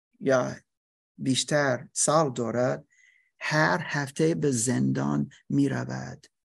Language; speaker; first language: Persian; non-native, learner; English